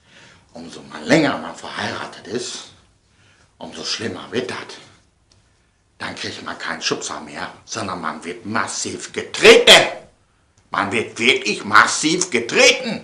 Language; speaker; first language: German; native; German